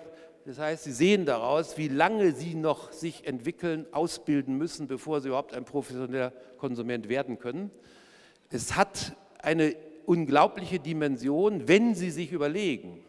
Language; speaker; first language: German; native; German